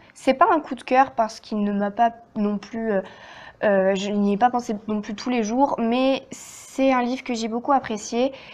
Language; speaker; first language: French; native; French